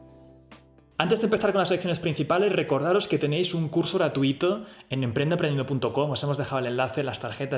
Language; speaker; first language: Spanish; native; Spanish